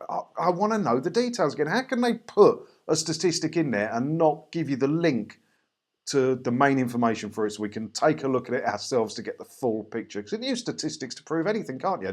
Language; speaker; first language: English; native; English